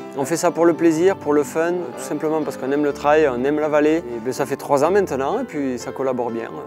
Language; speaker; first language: French; native; French